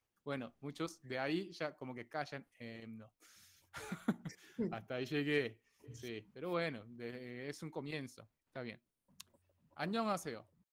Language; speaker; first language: Spanish; non-native, fluent; Korean